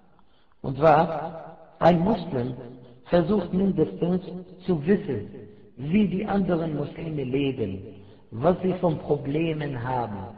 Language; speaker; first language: German; non-native, fluent; Arabic